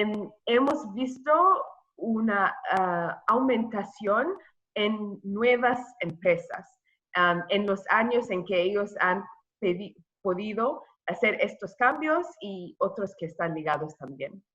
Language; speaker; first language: Spanish; non-native, fluent; English